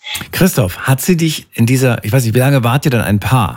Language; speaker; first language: German; native; German